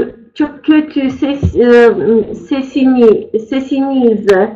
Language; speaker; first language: Turkish; non-native, learner; Russian